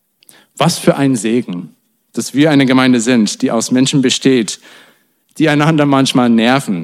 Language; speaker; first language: German; non-native, fluent; English